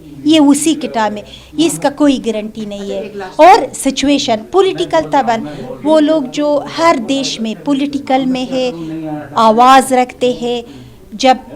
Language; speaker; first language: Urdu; non-native, fluent; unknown